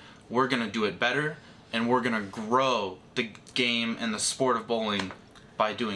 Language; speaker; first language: English; native; English